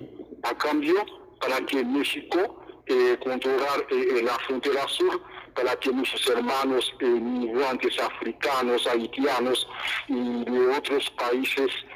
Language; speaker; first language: Spanish; non-native, fluent; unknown